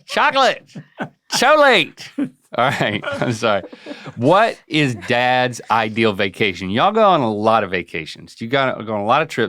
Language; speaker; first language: English; native; English